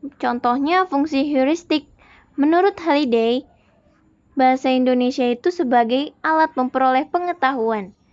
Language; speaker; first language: Indonesian; native; Indonesian